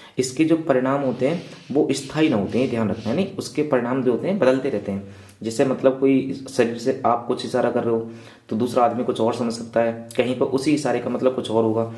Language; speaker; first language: Hindi; native; Hindi